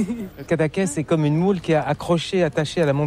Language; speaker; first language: French; native; French